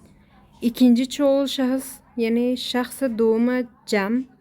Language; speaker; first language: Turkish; non-native, fluent; Persian